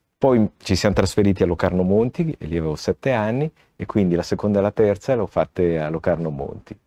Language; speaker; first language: Italian; native; Italian